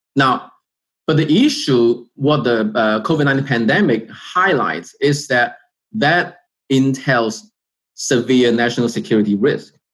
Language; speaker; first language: English; non-native, fluent; Chinese